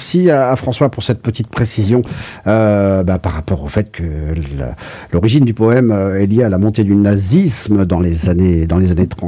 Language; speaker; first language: French; native; French